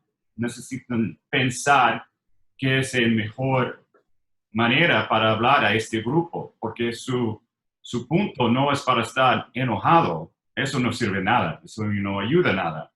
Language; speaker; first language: Spanish; non-native, learner; English